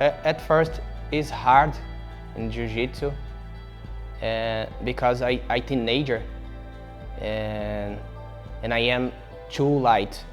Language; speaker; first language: English; non-native, learner; Portuguese